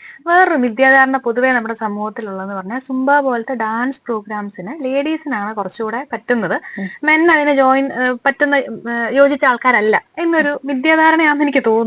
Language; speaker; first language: Malayalam; native; Malayalam